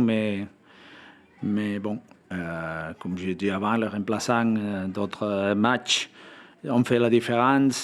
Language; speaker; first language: French; non-native, fluent; Spanish